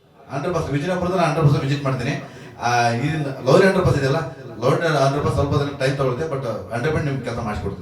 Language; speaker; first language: Kannada; native; Kannada